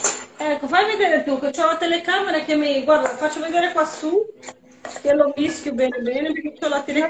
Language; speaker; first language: Italian; non-native, fluent; Portuguese